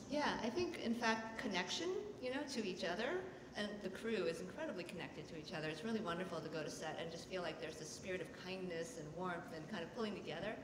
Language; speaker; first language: English; native; English